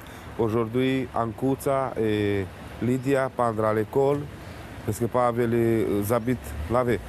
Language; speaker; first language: French; non-native, learner; Romanian